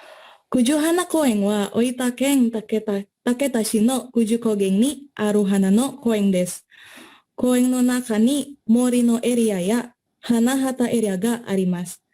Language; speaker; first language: Japanese; non-native, learner; Indonesian